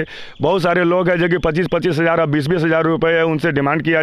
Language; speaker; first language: Hindi; native; Hindi